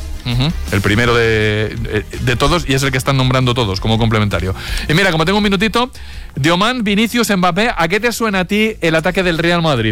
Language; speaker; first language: Spanish; native; Spanish